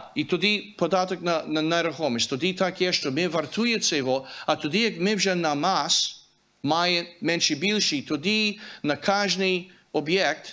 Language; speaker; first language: Ukrainian; early bilingual, heritage; Ukrainian